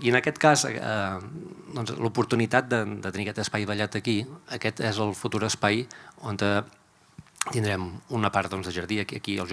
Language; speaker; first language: Catalan; native; Catalan